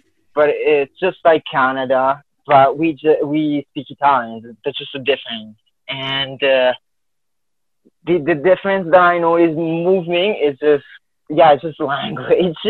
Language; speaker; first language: English; non-native, fluent; Filipino